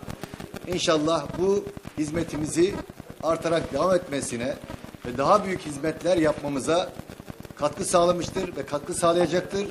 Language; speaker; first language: Turkish; native; Turkish